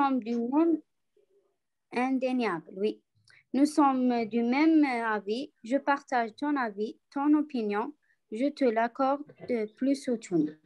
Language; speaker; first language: French; non-native, learner; Arabic